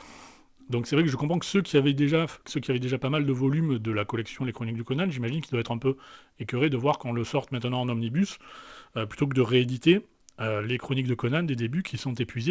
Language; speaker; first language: French; native; French